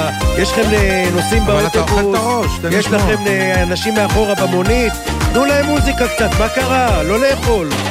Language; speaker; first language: Hebrew; native; Hebrew